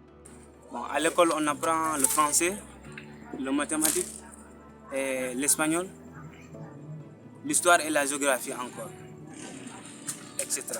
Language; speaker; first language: French; non-native, learner; Mandingo